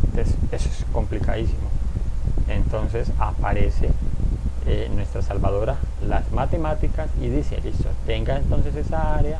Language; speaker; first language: Spanish; native; Spanish